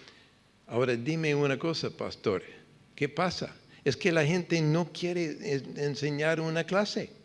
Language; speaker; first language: Spanish; non-native, fluent; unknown